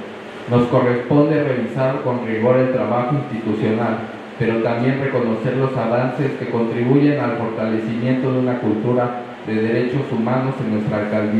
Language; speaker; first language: Spanish; native; Spanish